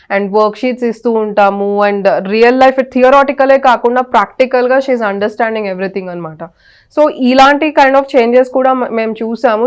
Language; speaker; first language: Telugu; native; Telugu